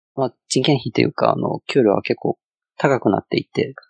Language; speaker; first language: Japanese; non-native, fluent; Chinese